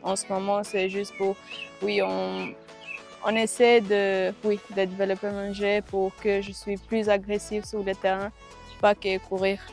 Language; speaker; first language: French; non-native, local second language; Rundi